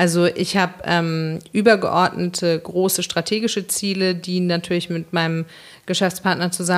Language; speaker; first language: German; native; German